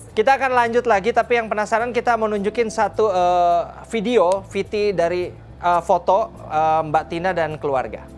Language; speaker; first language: Indonesian; native; Indonesian